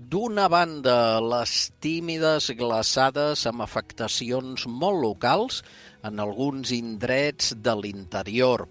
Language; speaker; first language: Catalan; native; Catalan